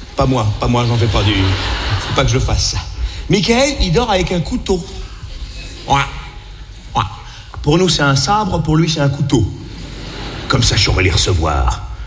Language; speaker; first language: French; native; French